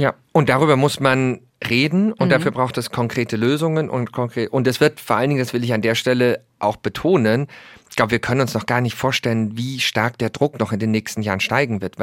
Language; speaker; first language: German; native; German